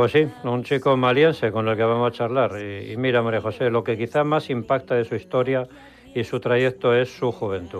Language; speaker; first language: Spanish; native; Spanish